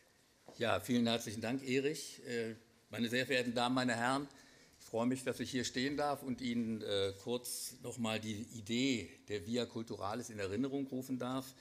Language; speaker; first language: German; native; German